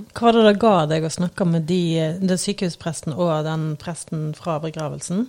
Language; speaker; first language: Norwegian; native; Norwegian